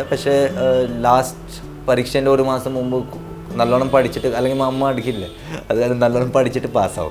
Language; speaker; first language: Malayalam; early bilingual, heritage; Malayalam